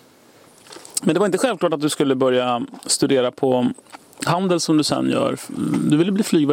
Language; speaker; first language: Swedish; native; Swedish